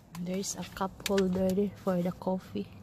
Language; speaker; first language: English; non-native, local second language; Cebuano